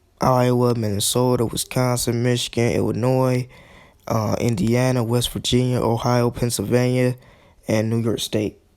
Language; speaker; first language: English; native; English